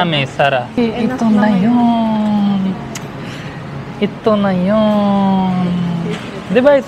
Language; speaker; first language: Filipino; non-native, learner; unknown